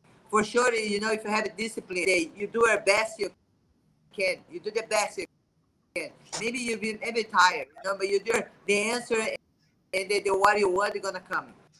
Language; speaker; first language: English; non-native, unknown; Portuguese